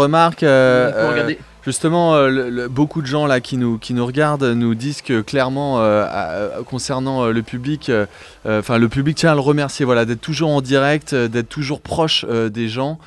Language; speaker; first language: French; native; French